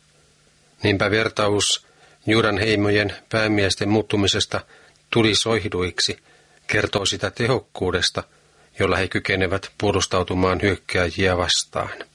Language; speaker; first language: Finnish; native; Finnish